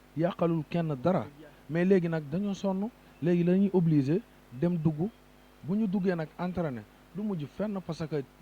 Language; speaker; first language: Wolof; native; Wolof